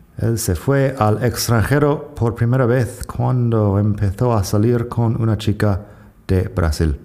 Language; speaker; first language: Spanish; non-native, fluent; English